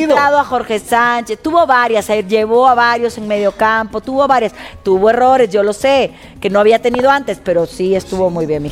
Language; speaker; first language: Spanish; native; Spanish